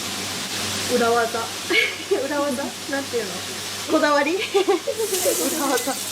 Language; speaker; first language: Japanese; native; Japanese